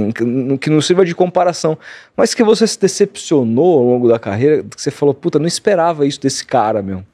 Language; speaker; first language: Portuguese; native; Portuguese